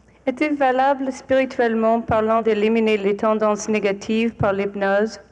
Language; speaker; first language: French; non-native, fluent; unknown